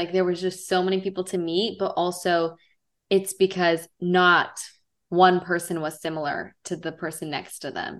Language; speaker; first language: English; native; English